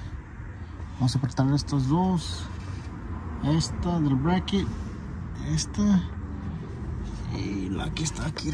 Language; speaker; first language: Spanish; early bilingual, heritage; Spanish